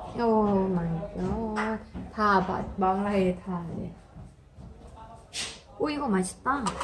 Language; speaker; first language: Korean; non-native, fluent; Thai